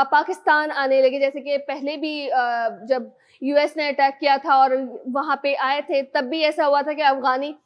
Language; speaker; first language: Urdu; native; Urdu